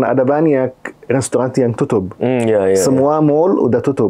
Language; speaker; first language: Indonesian; non-native, fluent; Arabic